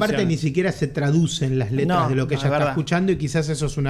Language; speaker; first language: Spanish; native; Spanish